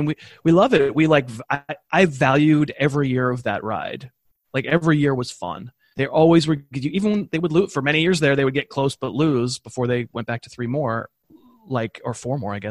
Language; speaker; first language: English; native; English